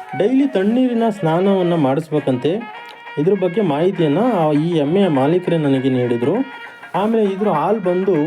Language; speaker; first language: Kannada; native; Kannada